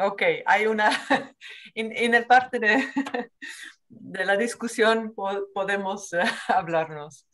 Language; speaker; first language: Spanish; non-native, fluent; Dutch